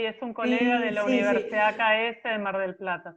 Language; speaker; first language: Spanish; native; Spanish